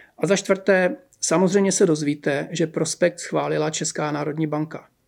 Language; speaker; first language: Czech; native; Czech